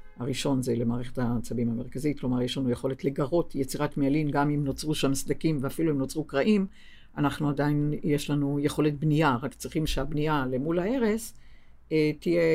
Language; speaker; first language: Hebrew; native; Hebrew